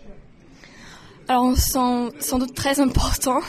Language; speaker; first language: French; non-native, fluent; Portuguese